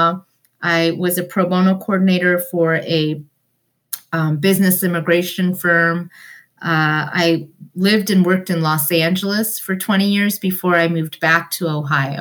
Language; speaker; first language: English; early bilingual, other home language; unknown